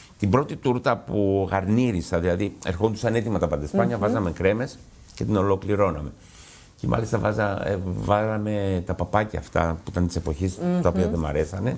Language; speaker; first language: Greek; early bilingual, heritage; Greek